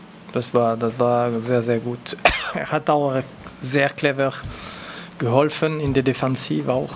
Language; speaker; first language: German; non-native, local second language; French